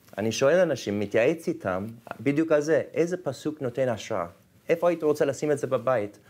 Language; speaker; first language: Hebrew; non-native, fluent; English